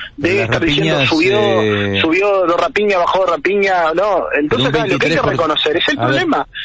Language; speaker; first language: Spanish; native; Spanish